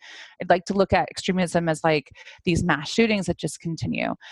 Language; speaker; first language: English; native; English